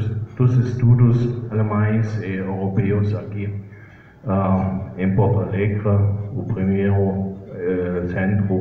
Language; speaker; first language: Portuguese; non-native, fluent; German